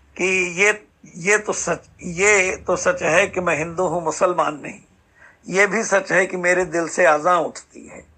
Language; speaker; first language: Hindi; native; Hindi